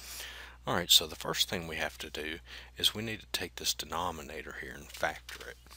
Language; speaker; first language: English; native; English